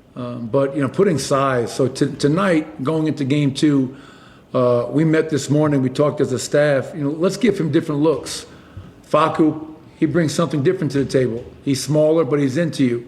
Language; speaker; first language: English; native; English